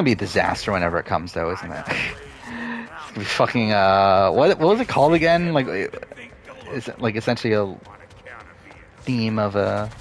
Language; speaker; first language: English; native; English